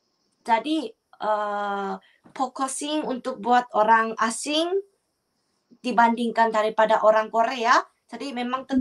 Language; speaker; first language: Indonesian; non-native, fluent; Korean